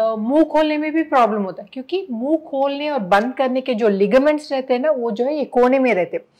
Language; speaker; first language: Hindi; non-native, local second language; Telugu